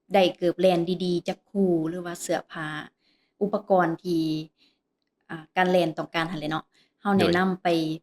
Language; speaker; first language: Lao; native; Lao